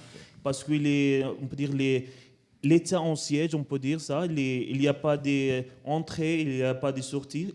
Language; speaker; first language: French; non-native, learner; Arabic